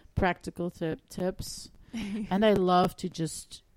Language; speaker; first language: English; non-native, fluent; Dutch